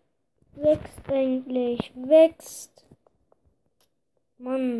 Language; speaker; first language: German; early bilingual, other home language; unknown